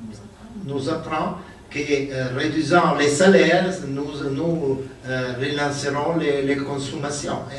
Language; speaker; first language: French; non-native, learner; Italian